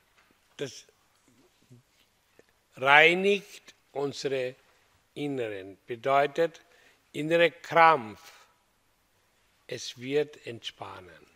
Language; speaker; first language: German; non-native, learner; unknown